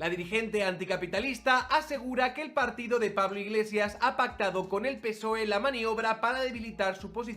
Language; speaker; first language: Spanish; native; Spanish